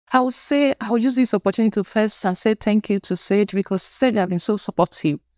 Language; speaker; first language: English; non-native, local second language; Igbo